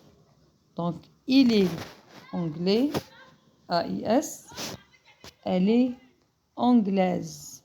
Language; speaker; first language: French; non-native, fluent; Arabic